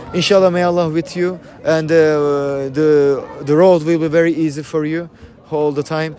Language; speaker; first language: English; non-native, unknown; Turkish